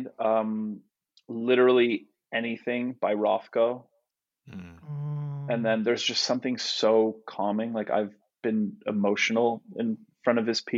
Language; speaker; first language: English; non-native, fluent; Polish